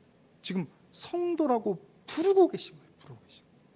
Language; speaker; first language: Korean; native; Korean